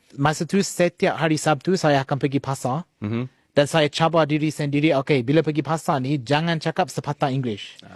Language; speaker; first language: Malay; non-native, fluent; English